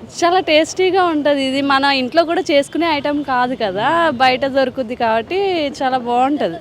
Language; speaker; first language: Telugu; native; Telugu